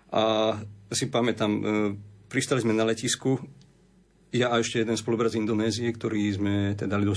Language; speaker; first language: Slovak; native; Slovak